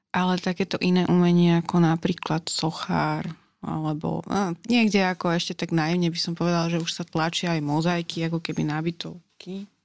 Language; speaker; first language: Slovak; native; Slovak